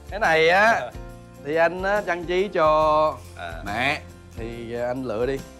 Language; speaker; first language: Vietnamese; early bilingual, heritage; Vietnamese